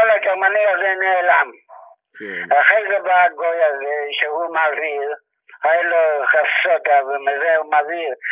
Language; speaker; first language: Hebrew; non-native, fluent; Yiddish